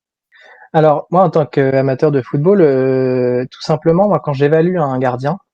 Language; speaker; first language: French; native; French